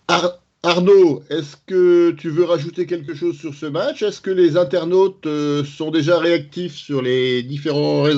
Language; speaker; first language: French; native; French